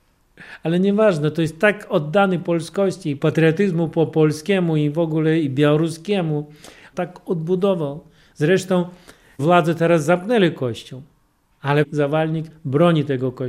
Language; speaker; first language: Polish; non-native, fluent; Russian